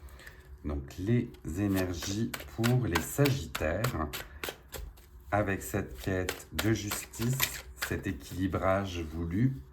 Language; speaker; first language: French; native; French